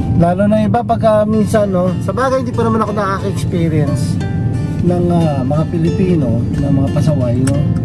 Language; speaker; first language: Filipino; native; Filipino